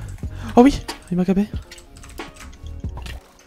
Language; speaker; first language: French; native; French